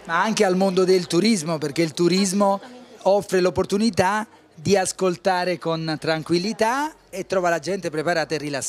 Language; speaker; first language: Italian; native; Italian